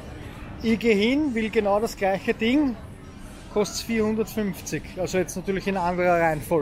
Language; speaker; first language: German; native; German